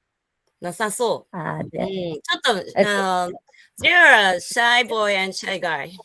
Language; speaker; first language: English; non-native, learner; Japanese